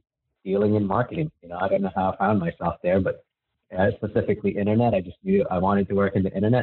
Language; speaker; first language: English; non-native, local second language; Filipino